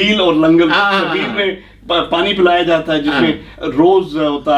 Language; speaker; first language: Hindi; native; Hindi